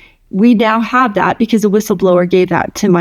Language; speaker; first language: English; native; English